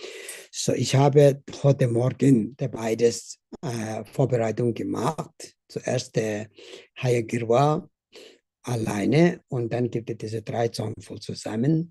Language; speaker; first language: German; non-native, learner; Tibetan